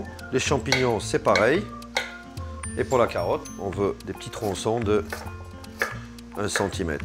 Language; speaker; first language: French; native; French